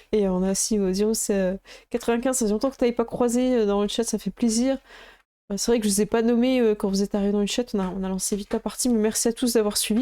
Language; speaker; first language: French; native; French